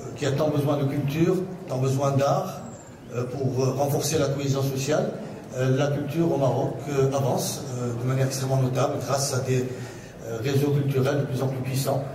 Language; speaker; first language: French; non-native, local second language; Arabic